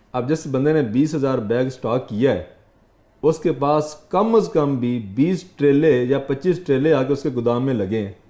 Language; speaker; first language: Urdu; non-native, local second language; Punjabi